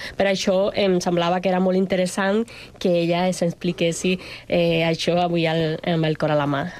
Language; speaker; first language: Catalan; non-native, fluent; Spanish